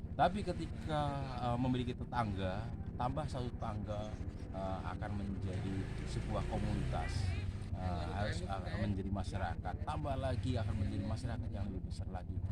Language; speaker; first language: Indonesian; non-native, local second language; Javanese